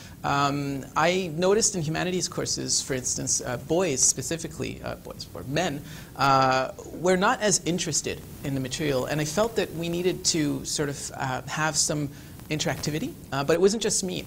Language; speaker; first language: English; native; English